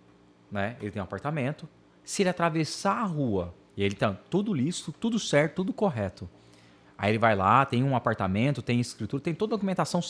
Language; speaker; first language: Portuguese; native; Portuguese